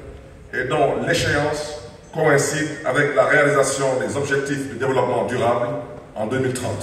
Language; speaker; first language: French; non-native, local second language; Wolof